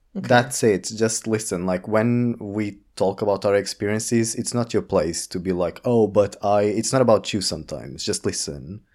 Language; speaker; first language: English; non-native, fluent; Portuguese